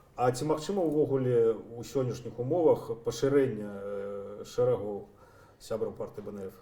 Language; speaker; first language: Belarusian; native; Belarusian